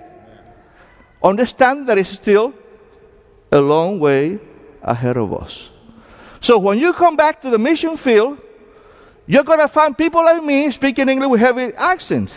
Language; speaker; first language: English; non-native, fluent; Spanish